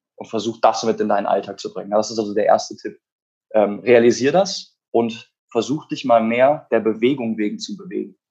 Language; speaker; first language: German; native; German